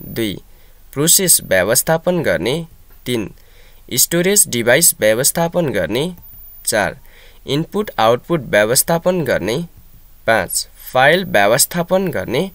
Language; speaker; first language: Nepali; native; Nepali